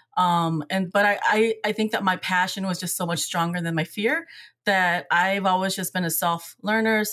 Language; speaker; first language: English; early bilingual, other home language; Hmong